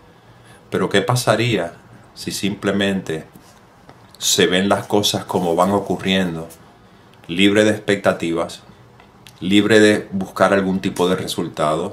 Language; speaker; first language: Spanish; native; Spanish